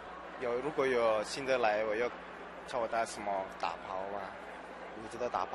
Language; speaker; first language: Chinese; non-native, learner; Indonesian